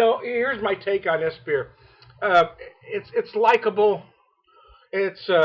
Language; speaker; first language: English; native; English